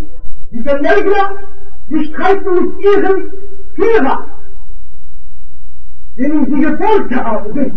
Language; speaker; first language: German; non-native, fluent; Arabic